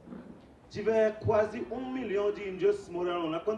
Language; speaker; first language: Portuguese; non-native, fluent; Haitian Creole